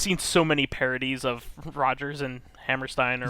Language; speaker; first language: English; native; English